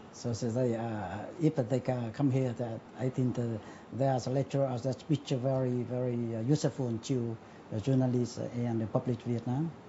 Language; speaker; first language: English; non-native, learner; Vietnamese